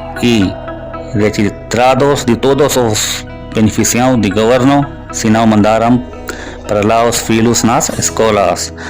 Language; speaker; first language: Portuguese; non-native, learner; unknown